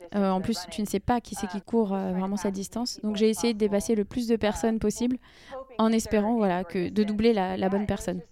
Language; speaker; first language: French; non-native, fluent; English